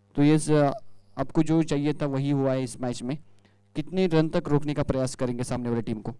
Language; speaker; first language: Hindi; non-native, local second language; Marathi